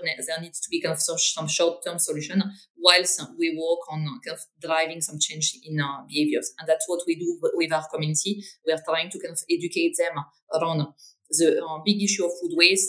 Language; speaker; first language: English; non-native, fluent; French